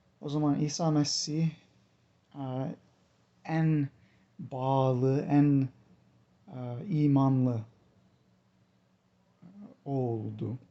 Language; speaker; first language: Turkish; non-native, fluent; English